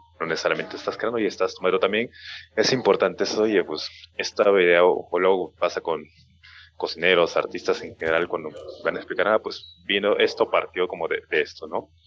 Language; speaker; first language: Spanish; native; Spanish